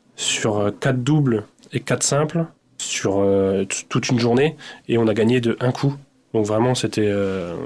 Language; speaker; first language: French; native; French